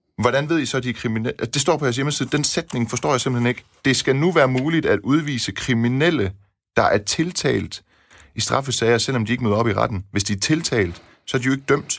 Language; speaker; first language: Danish; early bilingual, other home language; Persian